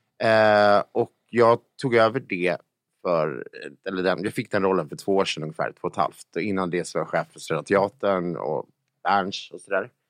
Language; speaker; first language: Swedish; native; Swedish